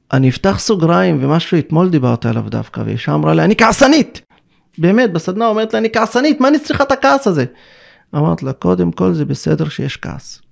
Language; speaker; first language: Hebrew; non-native, local second language; Arabic